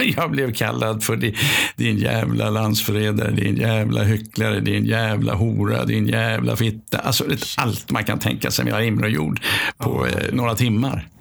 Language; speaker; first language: Swedish; native; Swedish